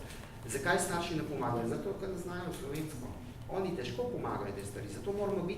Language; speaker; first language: Slovenian; early bilingual, heritage; Arabic